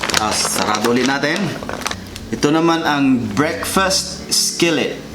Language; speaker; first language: Filipino; native; Filipino